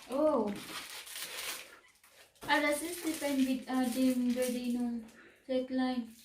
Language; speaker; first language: German; non-native, learner; Filipino